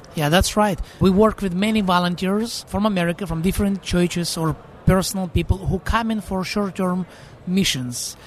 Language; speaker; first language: English; non-native, fluent; Russian